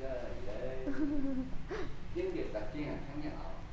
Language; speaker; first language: Vietnamese; non-native, learner; Korean